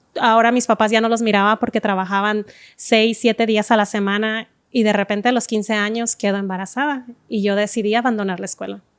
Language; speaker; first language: Spanish; native; Spanish